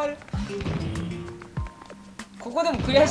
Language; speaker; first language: Japanese; native; Japanese